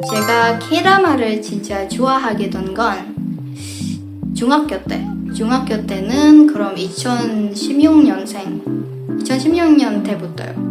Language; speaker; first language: Korean; non-native, fluent; Indonesian